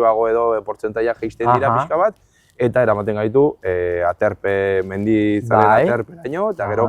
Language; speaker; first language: Basque; non-native, local second language; Spanish